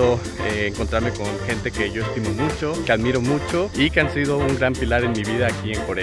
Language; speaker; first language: Spanish; native; Spanish